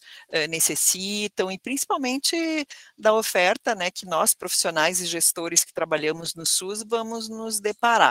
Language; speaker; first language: Portuguese; native; Portuguese